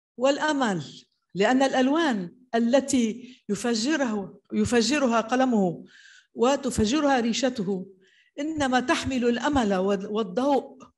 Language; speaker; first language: Arabic; native; Arabic